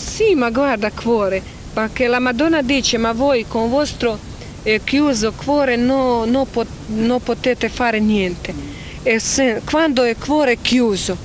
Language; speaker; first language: Italian; non-native, learner; Croatian